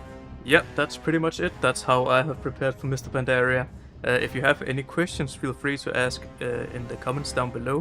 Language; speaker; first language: English; non-native, fluent; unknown